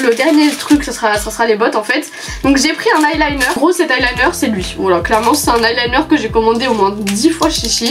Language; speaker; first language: French; native; French